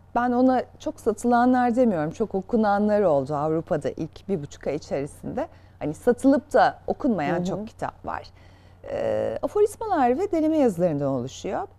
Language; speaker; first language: Turkish; native; Turkish